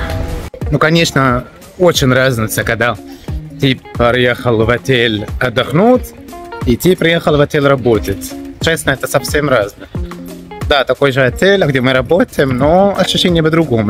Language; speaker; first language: Russian; non-native, learner; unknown